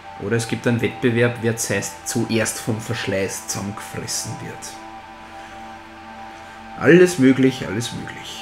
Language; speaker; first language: German; native; German